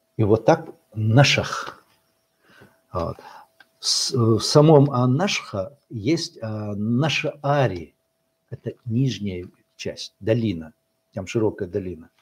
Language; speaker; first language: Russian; non-native, local second language; Chechen